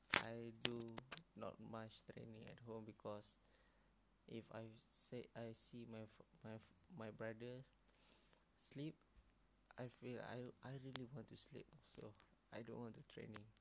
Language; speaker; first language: English; non-native, learner; Malay